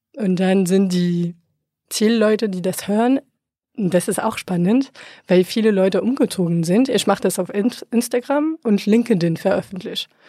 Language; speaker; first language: German; non-native, fluent; French